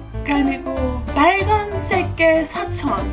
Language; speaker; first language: Korean; non-native, fluent; English